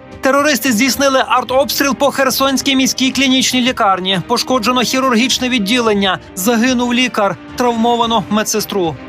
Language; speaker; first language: Ukrainian; native; Ukrainian